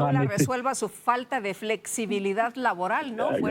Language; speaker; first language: Spanish; native; Spanish